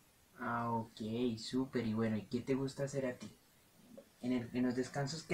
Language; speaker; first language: Spanish; native; Spanish